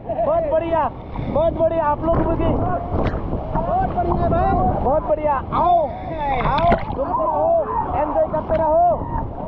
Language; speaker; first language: Hindi; non-native, local second language; Bangla